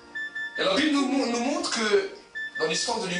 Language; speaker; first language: French; native; French